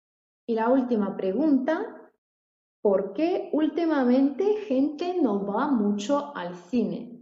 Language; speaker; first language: Spanish; non-native, fluent; Russian